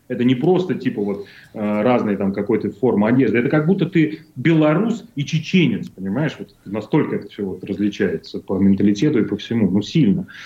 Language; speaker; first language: Russian; native; Russian